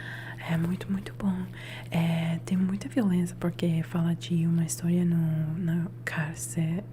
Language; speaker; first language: Portuguese; non-native, learner; Italian